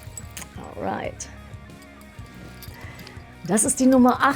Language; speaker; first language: German; native; German